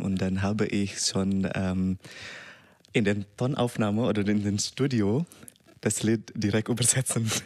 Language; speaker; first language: German; non-native, learner; Indonesian